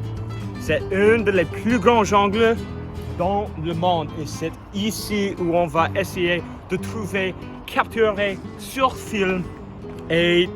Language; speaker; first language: French; non-native, learner; English